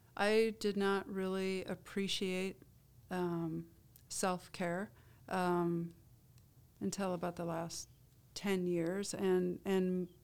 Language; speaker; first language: English; native; English